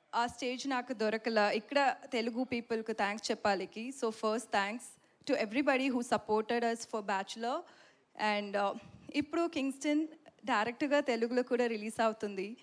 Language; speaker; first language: Telugu; non-native, learner; Tamil